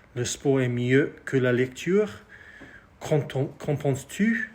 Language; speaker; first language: French; non-native, learner; English